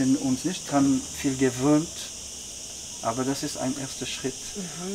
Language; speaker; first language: German; non-native, fluent; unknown